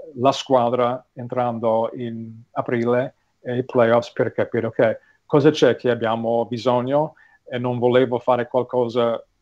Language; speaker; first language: Italian; non-native, fluent; English